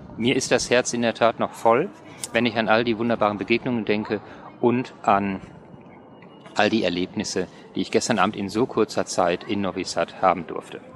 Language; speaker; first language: German; native; German